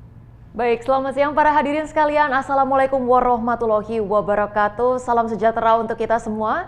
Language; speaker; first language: Indonesian; native; Indonesian